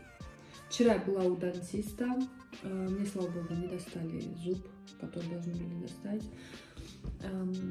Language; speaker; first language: Russian; native; Russian